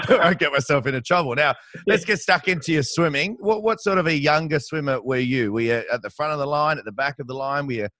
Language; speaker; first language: English; native; English